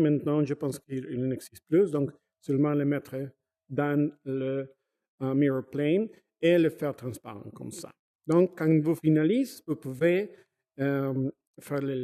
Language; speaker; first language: French; non-native, fluent; Spanish